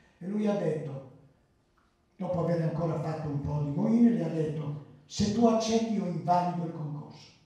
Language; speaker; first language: Italian; early bilingual, other home language; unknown